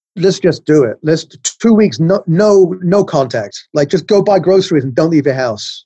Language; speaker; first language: English; native; English